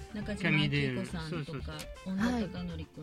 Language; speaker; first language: Japanese; native; Japanese